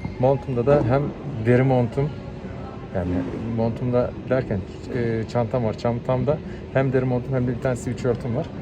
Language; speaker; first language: Turkish; native; Turkish